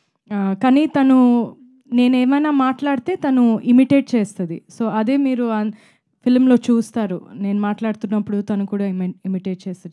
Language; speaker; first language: Telugu; non-native, fluent; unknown